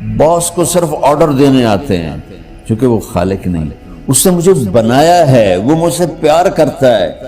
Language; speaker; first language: Urdu; non-native, local second language; Punjabi